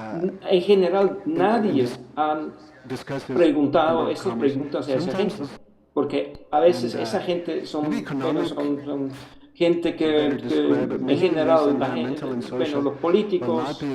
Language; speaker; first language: Spanish; non-native, fluent; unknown